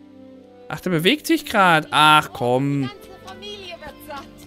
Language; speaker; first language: German; native; German